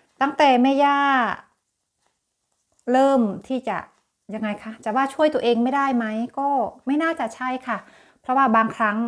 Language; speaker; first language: Thai; native; Thai